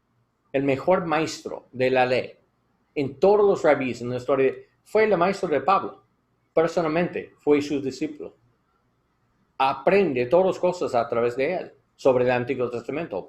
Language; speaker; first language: Spanish; non-native, learner; English